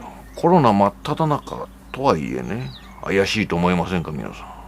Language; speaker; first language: Japanese; native; Japanese